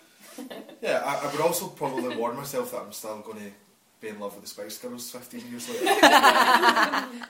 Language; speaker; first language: English; native; English